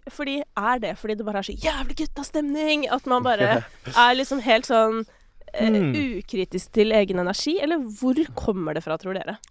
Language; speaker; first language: Norwegian; native; Norwegian